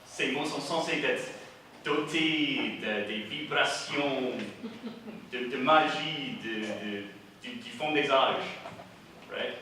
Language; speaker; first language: French; early bilingual, heritage; English